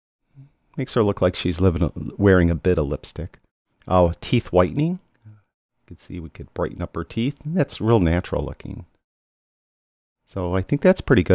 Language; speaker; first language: English; native; English